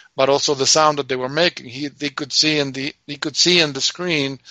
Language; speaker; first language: English; non-native, fluent; Spanish